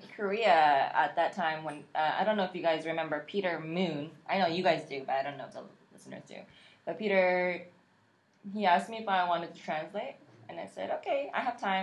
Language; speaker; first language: English; native; English